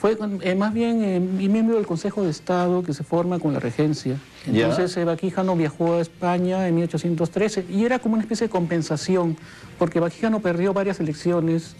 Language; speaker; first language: Spanish; native; Spanish